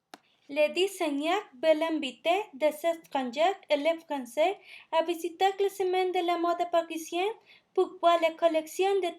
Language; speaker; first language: French; non-native, learner; Spanish